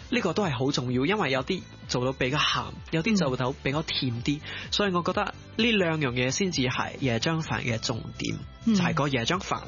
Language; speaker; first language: Cantonese; early bilingual, heritage; Cantonese